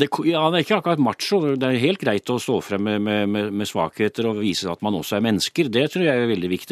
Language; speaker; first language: Norwegian; native; Norwegian